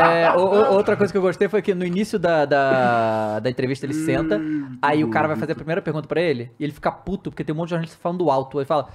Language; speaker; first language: Portuguese; native; Portuguese